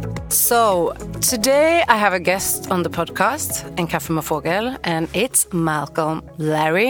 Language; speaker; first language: English; non-native, fluent; Swedish